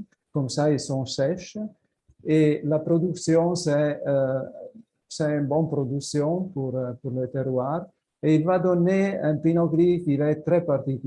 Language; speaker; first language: French; non-native, fluent; Italian